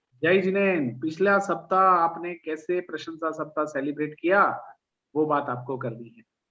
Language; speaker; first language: Hindi; native; Hindi